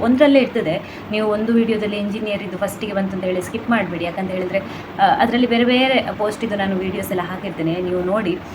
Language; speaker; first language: Kannada; non-native, local second language; Tulu